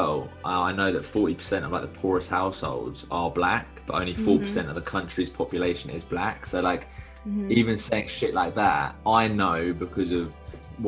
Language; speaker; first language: English; native; English